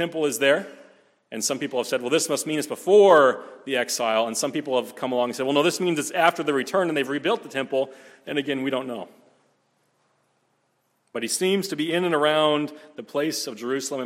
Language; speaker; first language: English; native; English